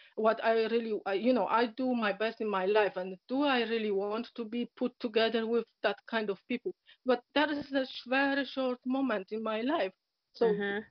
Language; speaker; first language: English; non-native, learner; Polish